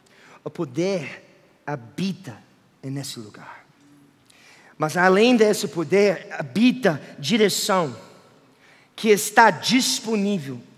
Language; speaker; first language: Portuguese; non-native, fluent; English